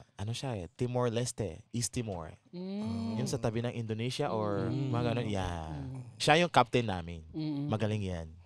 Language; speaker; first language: Filipino; non-native, fluent; Yoruba